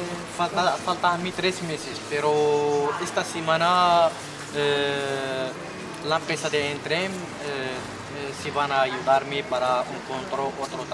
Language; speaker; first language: Spanish; non-native, learner; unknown